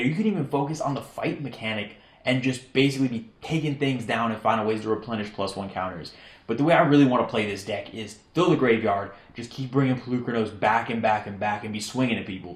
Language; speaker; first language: English; native; English